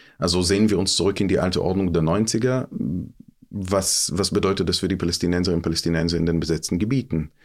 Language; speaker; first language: German; non-native, fluent; Hebrew